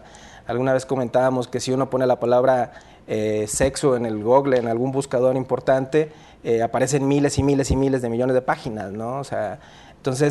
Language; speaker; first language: Spanish; native; Spanish